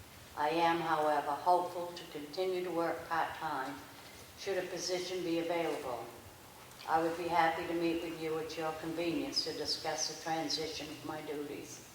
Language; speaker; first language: English; native; English